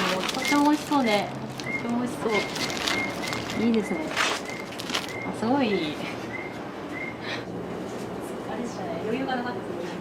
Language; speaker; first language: Japanese; native; Japanese